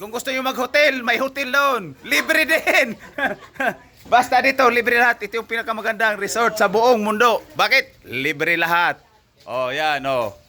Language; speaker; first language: Filipino; non-native, local second language; Cebuano